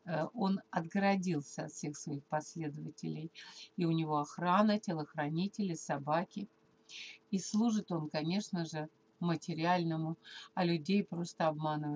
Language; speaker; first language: Russian; native; Russian